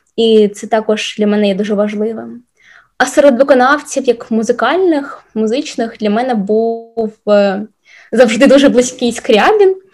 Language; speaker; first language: Ukrainian; non-native, local second language; Russian